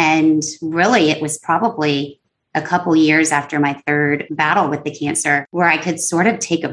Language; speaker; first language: English; native; English